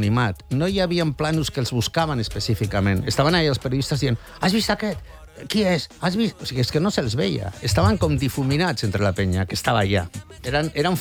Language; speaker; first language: Catalan; non-native, local second language; Spanish